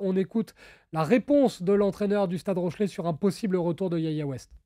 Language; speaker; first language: French; native; French